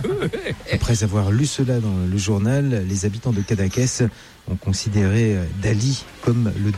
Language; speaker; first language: French; native; French